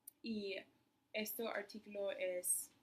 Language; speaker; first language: Spanish; non-native, learner; English